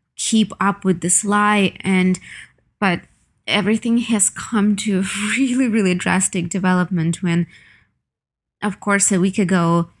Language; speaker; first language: English; non-native, fluent; Ukrainian